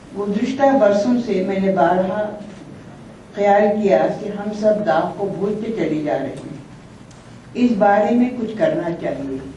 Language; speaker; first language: Urdu; native; Urdu